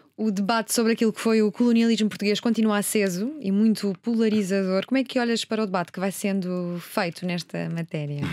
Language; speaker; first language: Portuguese; native; Portuguese